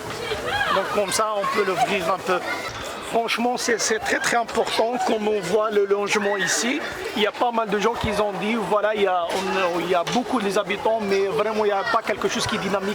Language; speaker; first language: French; non-native, fluent; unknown